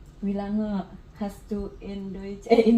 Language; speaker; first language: German; non-native, learner; Indonesian